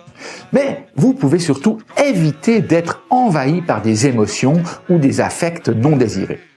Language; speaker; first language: French; native; French